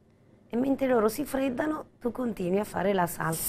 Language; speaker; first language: Italian; native; Italian